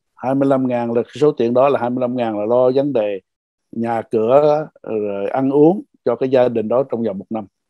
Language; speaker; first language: Vietnamese; native; Vietnamese